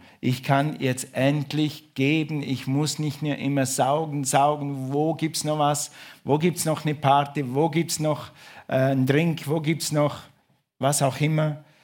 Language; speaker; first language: German; non-native, fluent; English